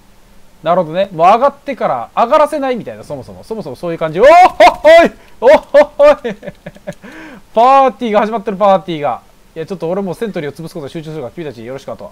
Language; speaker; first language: Japanese; native; Japanese